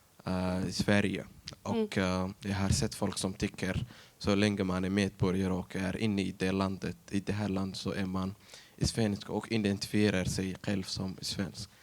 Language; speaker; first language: Swedish; non-native, fluent; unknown